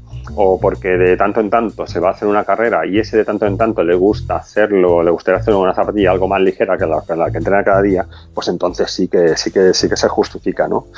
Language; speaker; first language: Spanish; native; Spanish